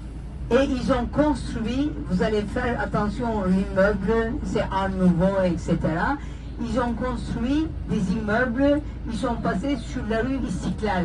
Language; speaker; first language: French; non-native, fluent; Turkish